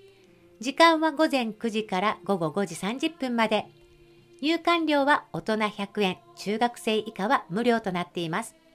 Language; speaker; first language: Japanese; native; Japanese